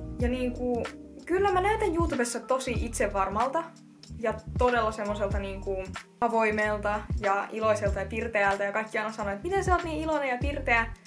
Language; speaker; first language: Finnish; early bilingual, other home language; Russian